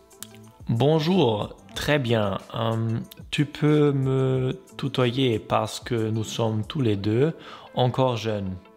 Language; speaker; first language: French; non-native, learner; German